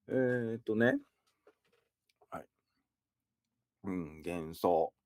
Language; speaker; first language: Japanese; native; Japanese